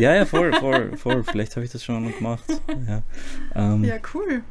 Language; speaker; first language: German; early bilingual, other home language; Croatian